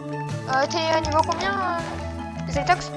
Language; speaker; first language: French; native; French